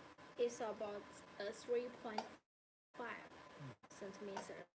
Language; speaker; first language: English; non-native, learner; Chinese